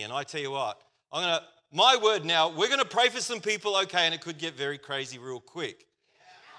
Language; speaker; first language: English; native; English